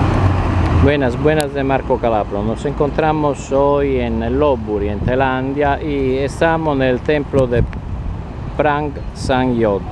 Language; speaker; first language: Spanish; non-native, learner; Italian